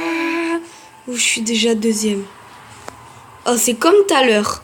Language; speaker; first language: French; native; French